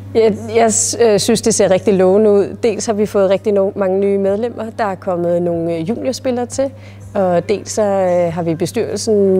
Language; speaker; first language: Danish; native; Danish